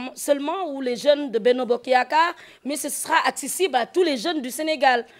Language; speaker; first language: French; non-native, local second language; Fula